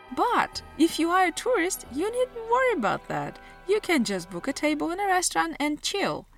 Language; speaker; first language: English; non-native, fluent; Russian